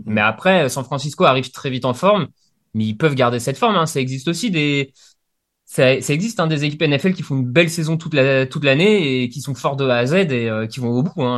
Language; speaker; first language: French; native; French